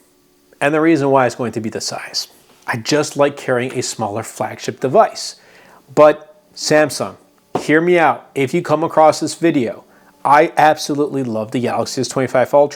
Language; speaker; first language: English; native; English